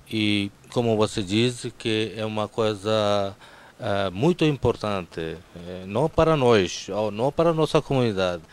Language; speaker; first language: Portuguese; non-native, fluent; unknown